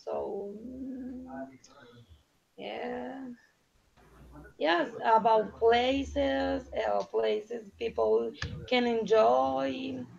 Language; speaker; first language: English; non-native, learner; Spanish